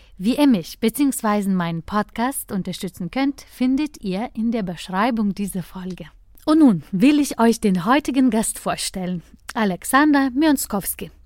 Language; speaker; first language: German; non-native, fluent; Lithuanian